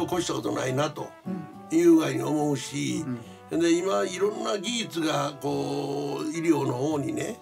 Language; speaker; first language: Japanese; native; Japanese